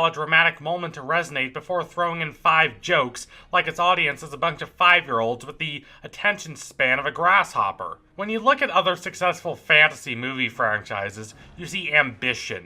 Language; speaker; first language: English; native; English